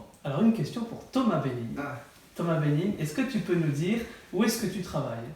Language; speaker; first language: French; native; French